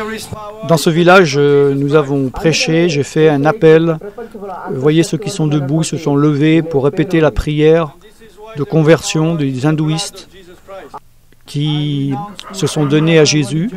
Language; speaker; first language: French; native; French